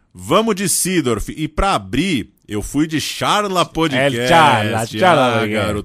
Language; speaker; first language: Portuguese; native; Portuguese